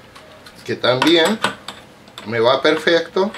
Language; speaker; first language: Spanish; non-native, learner; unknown